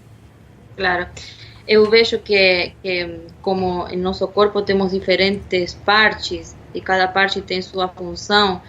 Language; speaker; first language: Portuguese; non-native, fluent; Spanish